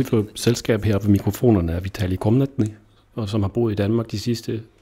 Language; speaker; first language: Danish; native; Danish